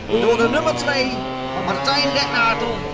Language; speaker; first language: Dutch; native; Dutch